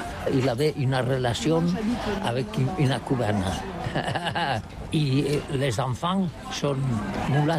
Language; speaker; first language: French; non-native, learner; Catalan